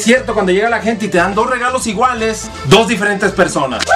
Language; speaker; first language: Spanish; native; Spanish